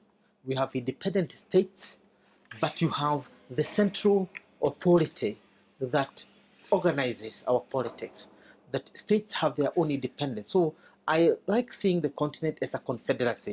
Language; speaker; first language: English; non-native, local second language; Swahili